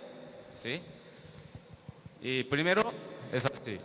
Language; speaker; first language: Spanish; non-native, learner; Korean